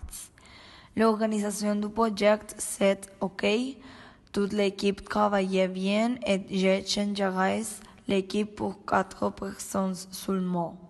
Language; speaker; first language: French; non-native, learner; Spanish